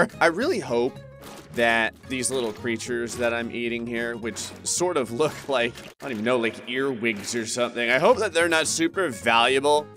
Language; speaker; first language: English; native; English